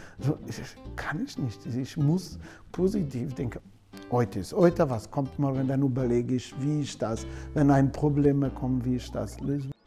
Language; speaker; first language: German; non-native, learner; Portuguese